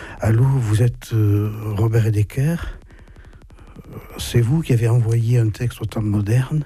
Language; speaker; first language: French; native; French